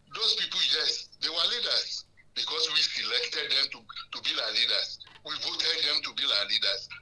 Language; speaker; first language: English; non-native, local second language; Yoruba